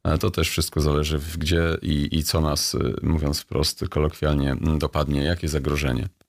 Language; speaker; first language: Polish; native; Polish